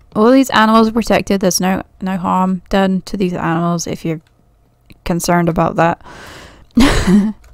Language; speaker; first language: English; native; English